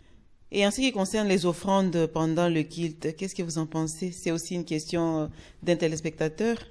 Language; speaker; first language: French; non-native, local second language; Lingala